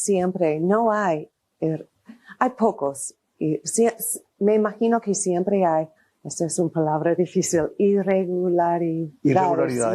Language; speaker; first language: Spanish; non-native, fluent; English